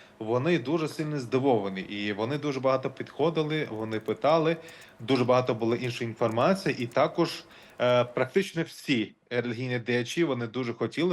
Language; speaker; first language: Ukrainian; non-native, local second language; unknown